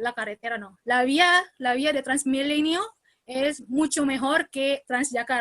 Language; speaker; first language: Spanish; non-native, learner; Indonesian